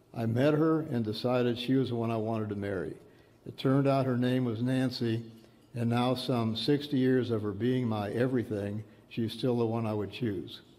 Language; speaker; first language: English; early bilingual, other home language; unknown